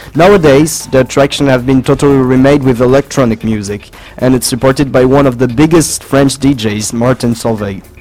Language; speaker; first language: English; non-native, fluent; French